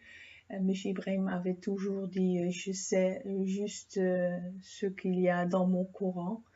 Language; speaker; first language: French; non-native, fluent; Dutch